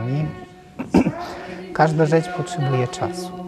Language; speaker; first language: Polish; non-native, fluent; Ukrainian